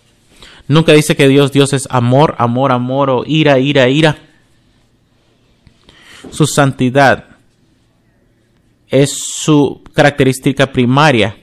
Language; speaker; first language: Spanish; non-native, fluent; English